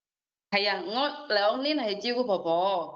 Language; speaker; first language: Cantonese; non-native, learner; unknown